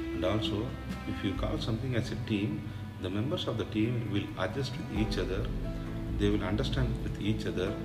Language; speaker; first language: English; non-native, local second language; Tamil